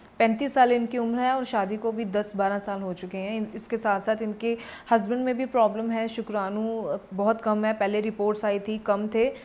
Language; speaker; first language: Hindi; non-native, local second language; Punjabi